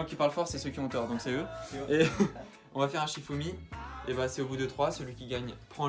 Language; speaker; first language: French; native; French